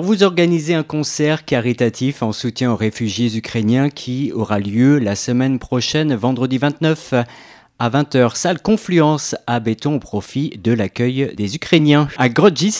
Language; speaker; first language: French; native; French